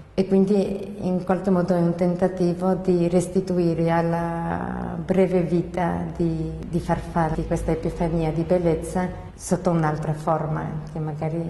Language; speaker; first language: Italian; non-native, fluent; Georgian